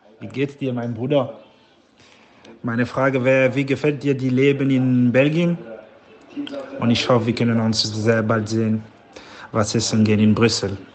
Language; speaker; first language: German; native; German